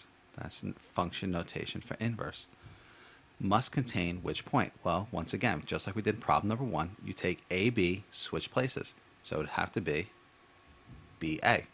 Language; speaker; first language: English; native; English